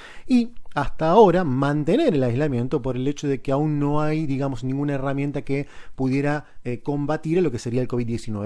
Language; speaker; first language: Spanish; native; Spanish